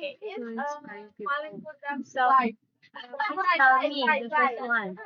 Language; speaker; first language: English; non-native, learner; Indonesian